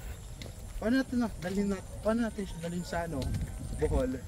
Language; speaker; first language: Filipino; native; Filipino